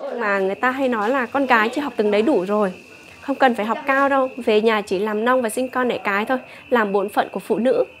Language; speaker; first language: Vietnamese; non-native, local second language; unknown